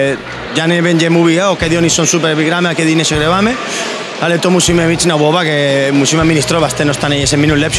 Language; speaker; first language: Polish; non-native, learner; Spanish